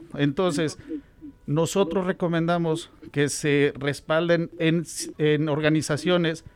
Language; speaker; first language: Spanish; native; Spanish